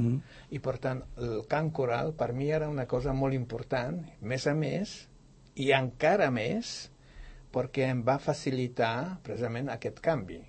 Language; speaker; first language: Catalan; non-native, fluent; Polish